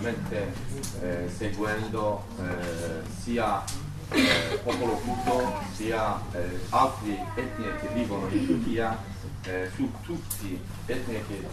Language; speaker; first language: Italian; non-native, learner; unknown